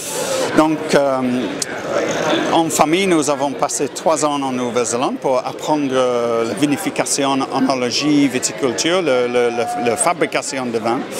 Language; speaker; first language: French; non-native, fluent; English